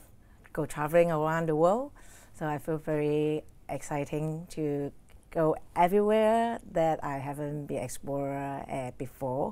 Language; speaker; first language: English; non-native, learner; Cantonese